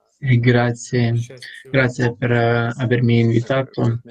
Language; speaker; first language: Italian; non-native, learner; Russian